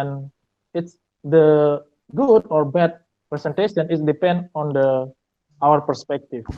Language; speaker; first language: English; non-native, learner; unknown